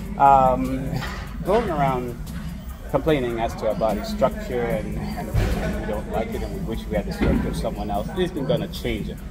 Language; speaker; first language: English; native; English